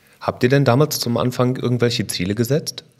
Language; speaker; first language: German; native; German